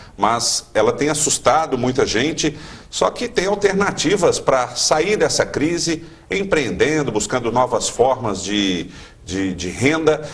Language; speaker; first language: Portuguese; native; Portuguese